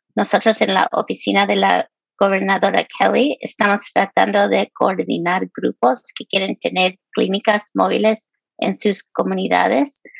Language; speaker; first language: Spanish; early bilingual, heritage; Spanish